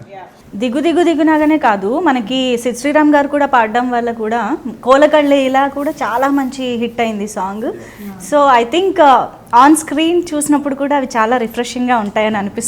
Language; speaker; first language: Telugu; native; Telugu